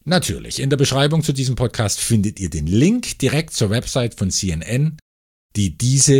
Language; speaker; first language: German; native; German